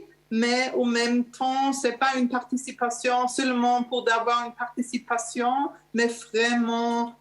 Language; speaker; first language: French; non-native, fluent; German